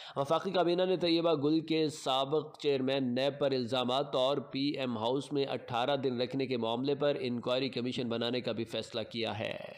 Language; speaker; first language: Urdu; non-native, local second language; Punjabi